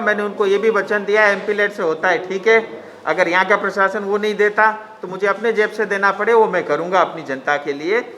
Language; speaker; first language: Hindi; non-native, local second language; Nepali